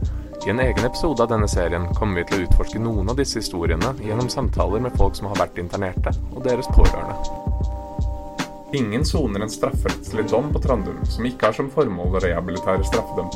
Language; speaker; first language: Norwegian; native; Norwegian